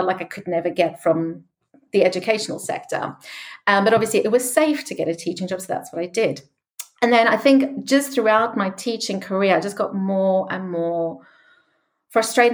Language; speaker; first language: English; native; English